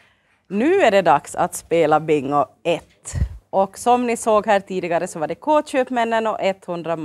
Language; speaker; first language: Swedish; native; Swedish